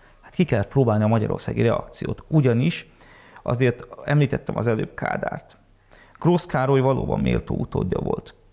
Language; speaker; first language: Hungarian; early bilingual, heritage; Hungarian